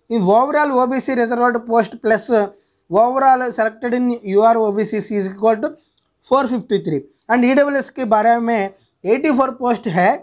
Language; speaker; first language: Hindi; non-native, local second language; Telugu